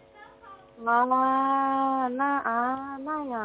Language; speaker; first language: Chinese; non-native, learner; Korean